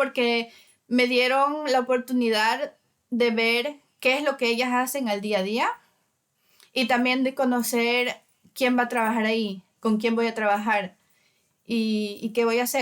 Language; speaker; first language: Spanish; early bilingual, heritage; Spanish